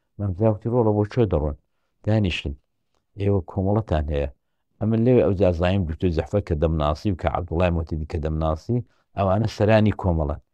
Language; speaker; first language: Central Kurdish; native; Central Kurdish